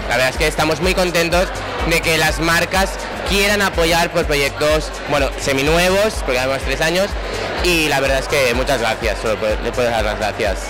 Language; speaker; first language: Spanish; non-native, local second language; Catalan